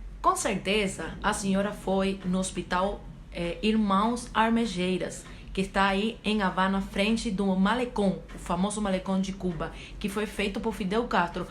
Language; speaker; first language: Portuguese; non-native, fluent; Spanish